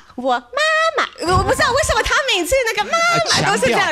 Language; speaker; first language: Chinese; non-native, fluent; Russian